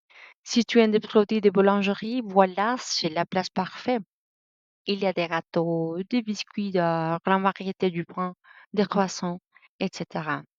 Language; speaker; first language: French; non-native, learner; Spanish